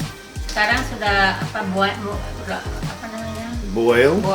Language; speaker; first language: Indonesian; native; Indonesian